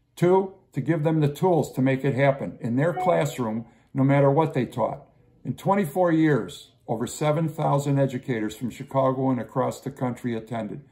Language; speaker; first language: English; native; English